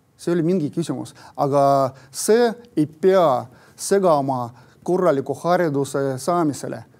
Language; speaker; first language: Estonian; non-native, local second language; Russian